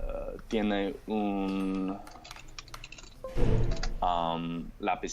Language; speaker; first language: Spanish; non-native, learner; English